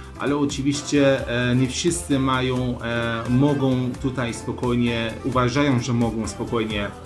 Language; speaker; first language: Polish; non-native, learner; Persian